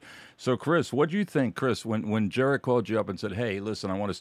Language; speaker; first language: English; native; English